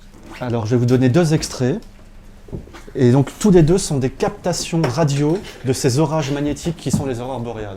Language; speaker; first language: French; native; French